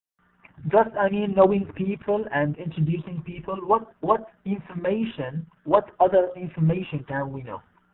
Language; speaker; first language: English; non-native, fluent; Arabic